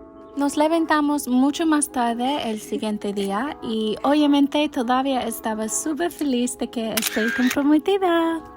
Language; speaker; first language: Spanish; non-native, learner; English